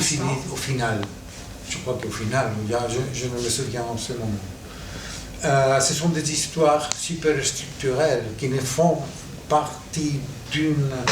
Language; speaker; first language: French; non-native, fluent; Catalan